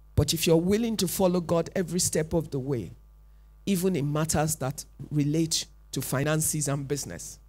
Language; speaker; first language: English; non-native, local second language; Yoruba